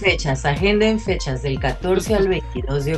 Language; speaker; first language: Spanish; native; Spanish